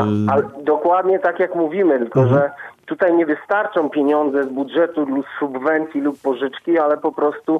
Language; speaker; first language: Polish; native; Polish